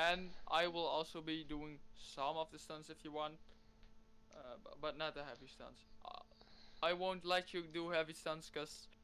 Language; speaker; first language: English; non-native, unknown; Dutch